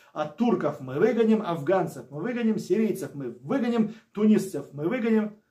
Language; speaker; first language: Russian; native; Russian